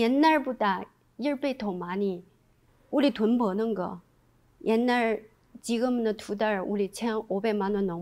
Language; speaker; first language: Korean; non-native, learner; Chinese